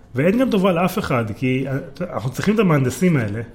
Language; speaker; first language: Hebrew; native; Hebrew